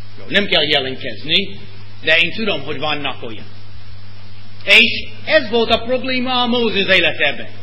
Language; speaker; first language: Hungarian; non-native, fluent; English